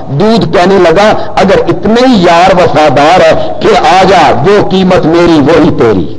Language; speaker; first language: Urdu; non-native, local second language; Punjabi